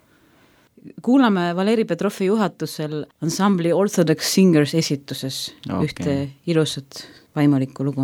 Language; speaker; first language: Estonian; non-native, local second language; Russian